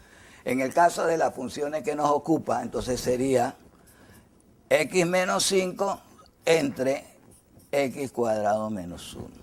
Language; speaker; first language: Spanish; native; Spanish